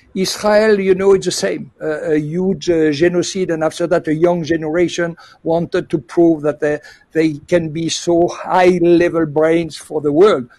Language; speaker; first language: English; non-native, fluent; French